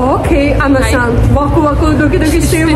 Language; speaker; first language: Japanese; non-native, fluent; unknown